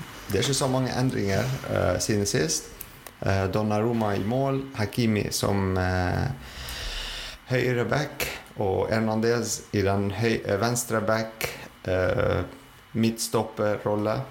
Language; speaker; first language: Norwegian; non-native, fluent; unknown